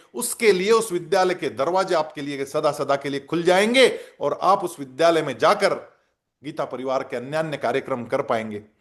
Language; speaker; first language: Hindi; non-native, local second language; Marathi